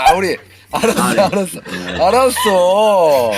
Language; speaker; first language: Korean; native; Korean